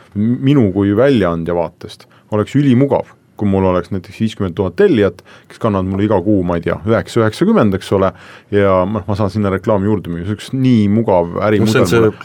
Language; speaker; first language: Estonian; native; Estonian